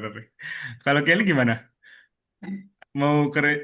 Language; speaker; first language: Indonesian; native; Indonesian